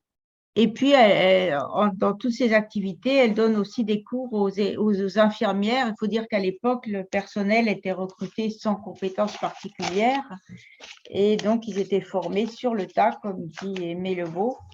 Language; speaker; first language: French; native; French